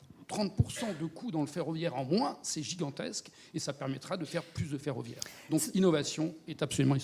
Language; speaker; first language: French; native; French